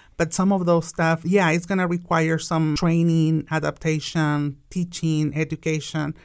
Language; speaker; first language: English; non-native, fluent; Spanish